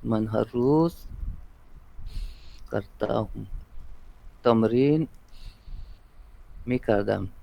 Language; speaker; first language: Persian; non-native, learner; Urdu